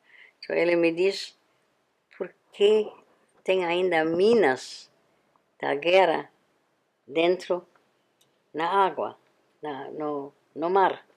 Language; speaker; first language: Portuguese; non-native, fluent; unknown